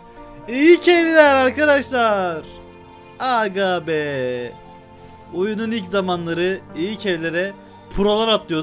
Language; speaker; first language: Turkish; native; Turkish